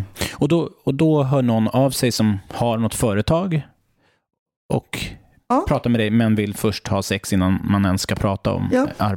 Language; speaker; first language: Swedish; native; Swedish